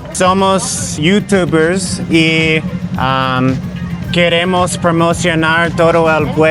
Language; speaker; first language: Spanish; non-native, learner; English